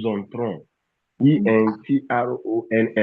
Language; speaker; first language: French; non-native, fluent; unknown